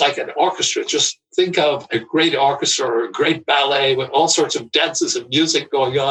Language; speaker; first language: English; native; English